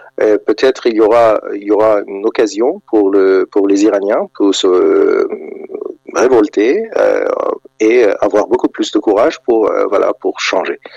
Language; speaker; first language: French; non-native, fluent; Persian